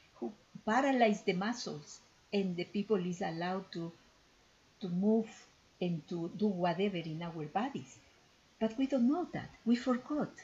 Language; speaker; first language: English; non-native, fluent; Spanish